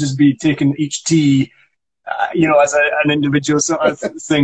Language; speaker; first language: English; non-native, local second language; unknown